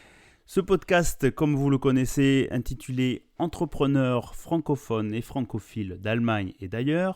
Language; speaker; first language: French; native; French